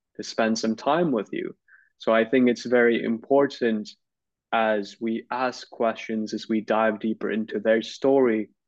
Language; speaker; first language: English; non-native, fluent; Turkish